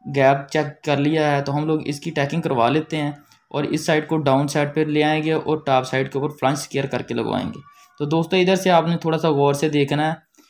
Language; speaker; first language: Hindi; native; Hindi